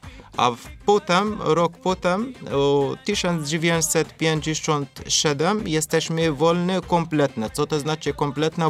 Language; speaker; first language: Polish; non-native, learner; Arabic